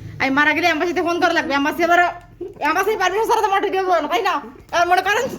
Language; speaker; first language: Bangla; native; Bangla